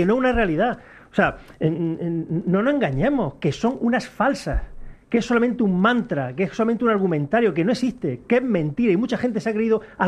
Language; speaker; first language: Spanish; native; Spanish